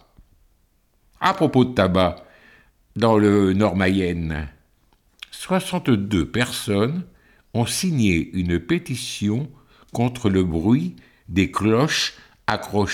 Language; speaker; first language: French; native; French